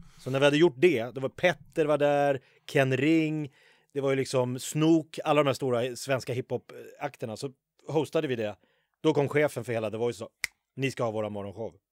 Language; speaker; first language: Swedish; native; Swedish